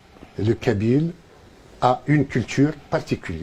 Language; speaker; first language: French; non-native, local second language; Kabyle